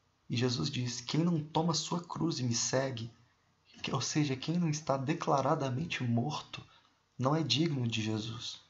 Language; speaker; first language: Portuguese; native; Portuguese